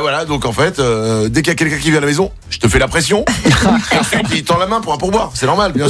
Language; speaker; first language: French; native; French